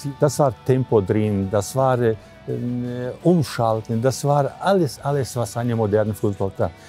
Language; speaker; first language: German; non-native, learner; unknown